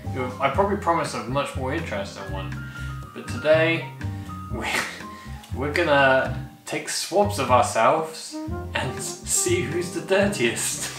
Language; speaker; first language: English; native; English